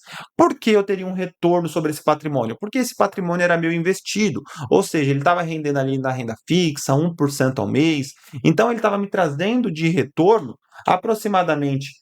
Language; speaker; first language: Portuguese; native; Portuguese